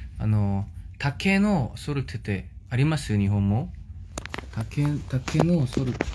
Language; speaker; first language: Japanese; non-native, fluent; Korean